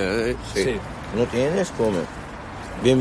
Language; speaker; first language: Spanish; non-native, learner; Arabic